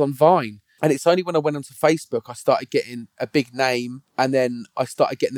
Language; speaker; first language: English; native; English